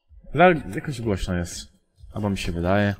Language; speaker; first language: Polish; native; Polish